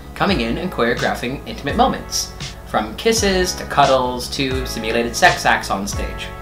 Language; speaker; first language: English; native; English